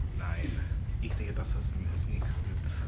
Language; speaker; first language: German; non-native, learner; English